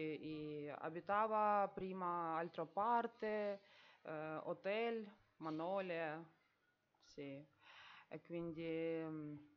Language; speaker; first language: Italian; non-native, learner; Ukrainian